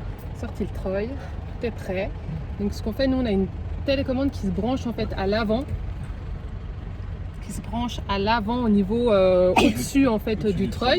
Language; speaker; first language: French; native; French